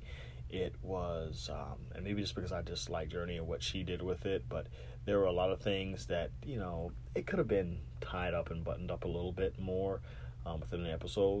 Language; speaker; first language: English; native; English